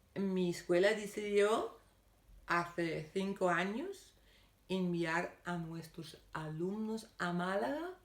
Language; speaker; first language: Spanish; non-native, fluent; Danish